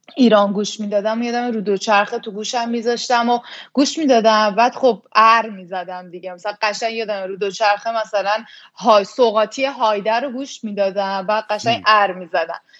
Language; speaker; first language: Persian; native; Persian